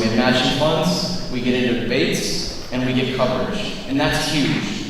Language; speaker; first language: English; native; English